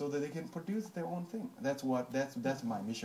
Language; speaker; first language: English; non-native, fluent; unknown